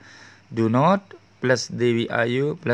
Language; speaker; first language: English; non-native, learner; Indonesian